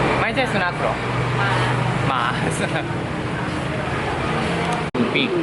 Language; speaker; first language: Thai; non-native, learner; Japanese